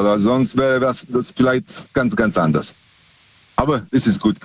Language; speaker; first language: German; native; German